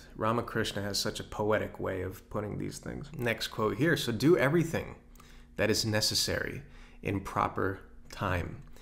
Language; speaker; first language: English; native; English